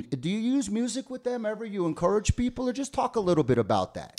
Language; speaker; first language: English; native; English